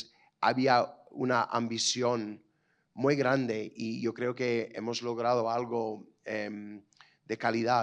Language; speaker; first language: Spanish; non-native, fluent; English